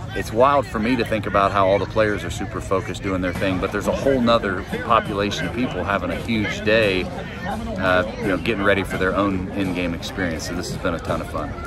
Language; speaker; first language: English; native; English